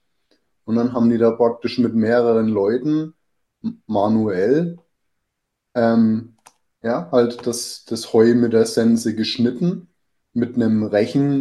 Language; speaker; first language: German; native; German